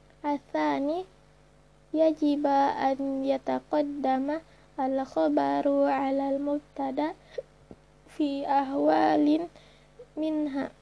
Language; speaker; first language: Arabic; non-native, learner; Indonesian